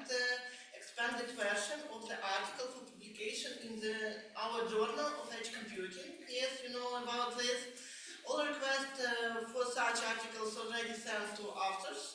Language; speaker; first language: English; non-native, learner; Ukrainian